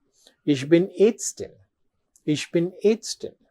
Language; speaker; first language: German; non-native, fluent; Telugu